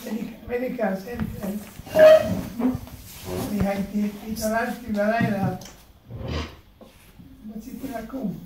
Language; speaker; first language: Hebrew; early bilingual, other home language; Hungarian